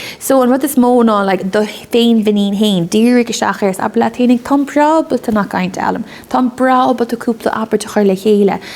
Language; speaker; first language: Irish; native; Irish